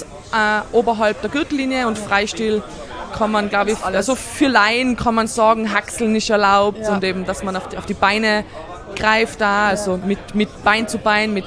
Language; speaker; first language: German; native; German